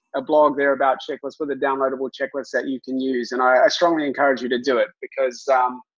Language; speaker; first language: English; native; English